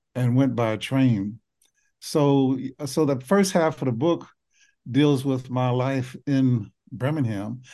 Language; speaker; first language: English; native; English